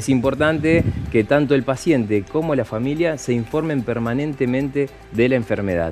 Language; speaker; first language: Spanish; native; Spanish